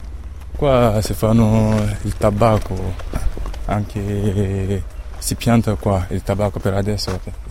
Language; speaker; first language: Italian; non-native, learner; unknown